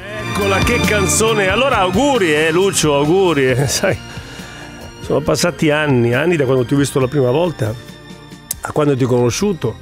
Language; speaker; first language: Italian; native; Italian